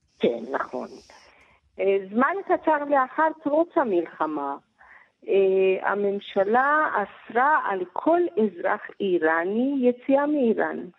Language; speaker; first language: Hebrew; early bilingual, other home language; Persian